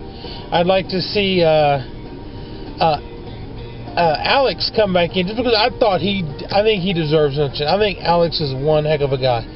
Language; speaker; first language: English; native; English